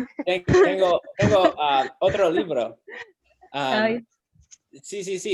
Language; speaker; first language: Spanish; non-native, learner; English